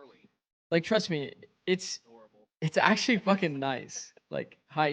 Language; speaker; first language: English; native; English